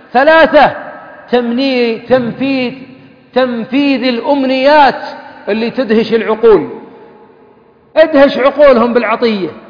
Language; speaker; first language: Arabic; native; Arabic